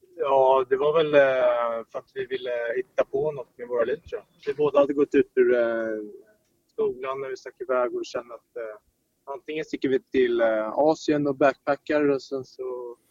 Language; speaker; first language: Swedish; native; Swedish